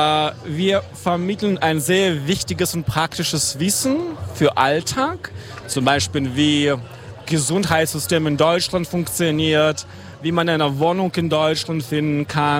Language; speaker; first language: German; non-native, fluent; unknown